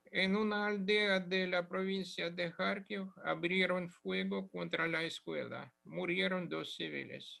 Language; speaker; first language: Spanish; non-native, fluent; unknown